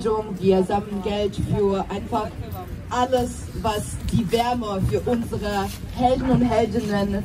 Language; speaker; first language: German; non-native, fluent; Ukrainian